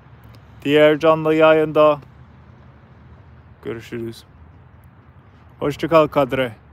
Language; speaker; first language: Turkish; non-native, learner; English